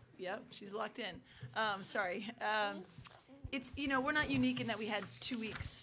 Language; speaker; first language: English; native; English